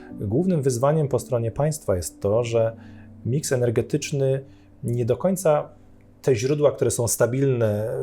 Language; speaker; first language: Polish; native; Polish